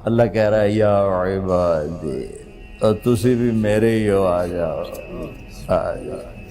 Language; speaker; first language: Urdu; non-native, local second language; Punjabi